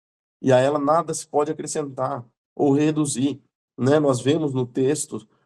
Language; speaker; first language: Portuguese; native; Portuguese